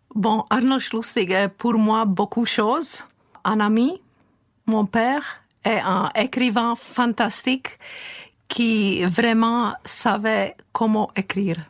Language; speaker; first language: French; non-native, fluent; Czech